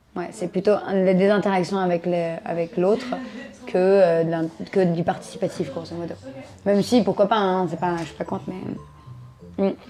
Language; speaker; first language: French; native; French